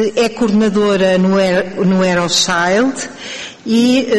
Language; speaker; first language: Portuguese; native; Portuguese